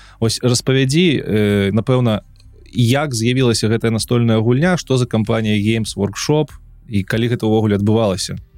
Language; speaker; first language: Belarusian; non-native, local second language; Russian